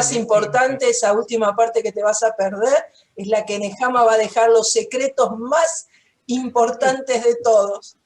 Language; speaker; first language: Spanish; native; Spanish